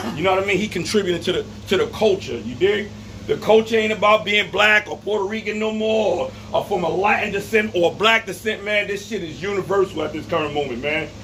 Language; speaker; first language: English; native; English